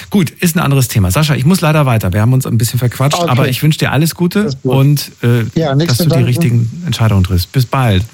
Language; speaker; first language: German; native; German